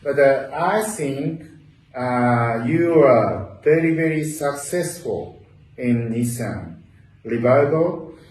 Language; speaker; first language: English; non-native, learner; Japanese